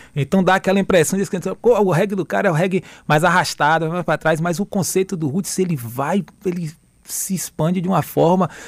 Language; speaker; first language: Portuguese; native; Portuguese